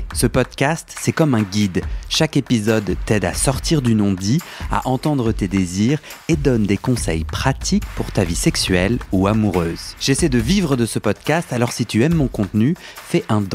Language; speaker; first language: French; native; French